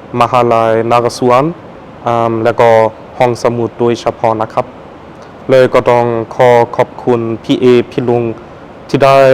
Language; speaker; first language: Thai; non-native, fluent; German